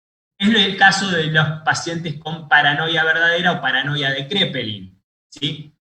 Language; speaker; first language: Spanish; native; Spanish